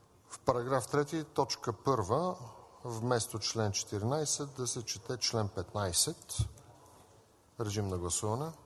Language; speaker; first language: Bulgarian; native; Bulgarian